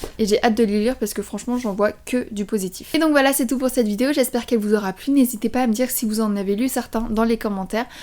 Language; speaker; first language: French; early bilingual, other home language; Vietnamese